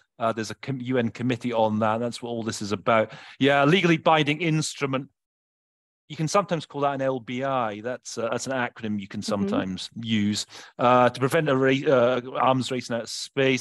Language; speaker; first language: English; native; English